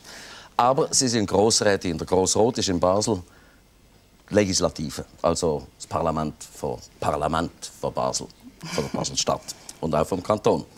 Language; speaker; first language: German; native; German